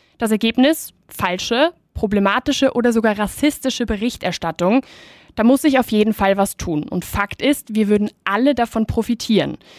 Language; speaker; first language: German; native; German